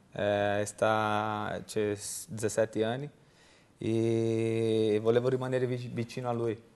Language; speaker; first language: Italian; non-native, learner; Portuguese